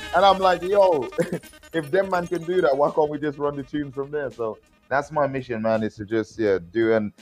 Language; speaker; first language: English; native; English